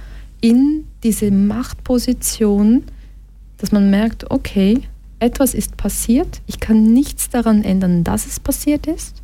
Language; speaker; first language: German; early bilingual, other home language; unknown